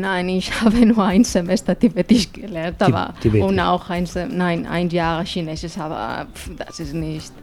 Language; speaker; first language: German; non-native, fluent; Spanish